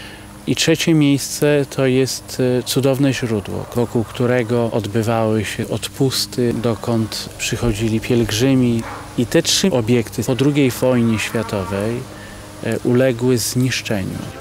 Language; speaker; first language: Polish; native; Polish